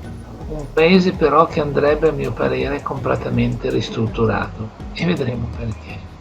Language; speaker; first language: Italian; native; Italian